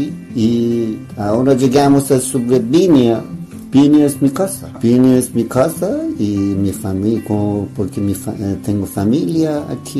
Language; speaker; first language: Spanish; non-native, learner; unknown